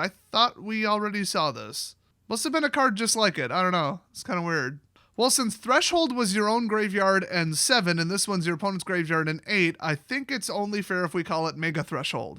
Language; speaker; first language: English; native; English